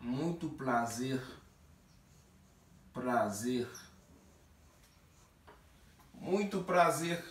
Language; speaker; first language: Portuguese; non-native, learner; Haitian Creole